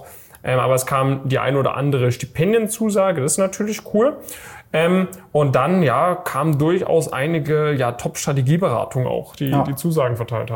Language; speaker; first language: German; native; German